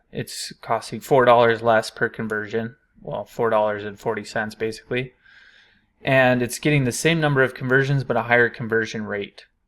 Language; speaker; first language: English; native; English